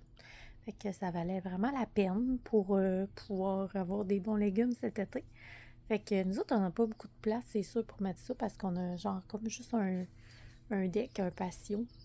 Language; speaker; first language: French; native; French